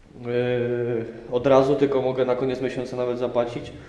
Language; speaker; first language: Polish; native; Polish